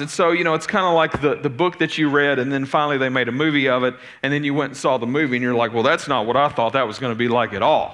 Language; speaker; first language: English; native; English